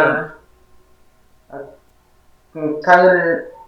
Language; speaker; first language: Korean; non-native, learner; Vietnamese